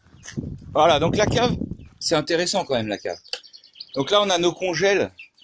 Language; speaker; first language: French; native; French